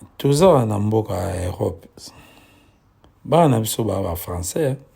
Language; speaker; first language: Lingala; native; Lingala